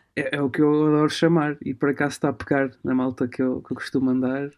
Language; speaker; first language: Portuguese; early bilingual, other home language; Romanian